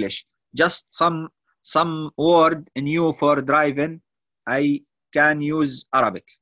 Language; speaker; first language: English; non-native, learner; Arabic